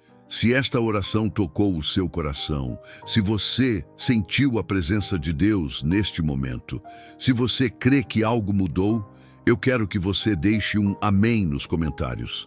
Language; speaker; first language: Portuguese; native; Portuguese